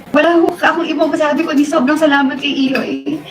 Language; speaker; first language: Filipino; non-native, local second language; Hiligaynon